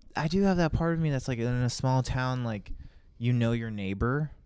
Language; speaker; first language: English; native; English